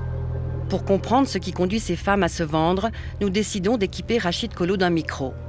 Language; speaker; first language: French; native; French